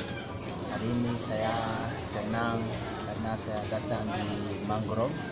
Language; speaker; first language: Indonesian; non-native, learner; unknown